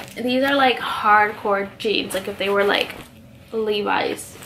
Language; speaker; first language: English; early bilingual, other home language; Spanish